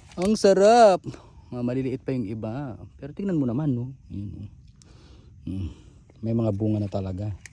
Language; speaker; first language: Filipino; non-native, local second language; Pampanga